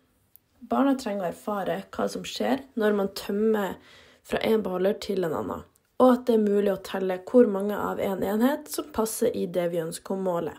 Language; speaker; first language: Norwegian; native; Norwegian